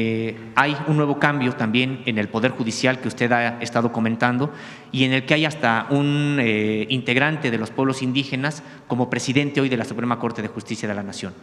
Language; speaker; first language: Spanish; native; Spanish